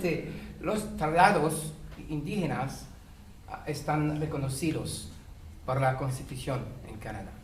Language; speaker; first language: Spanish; non-native, fluent; French